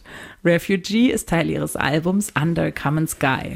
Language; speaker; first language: German; native; German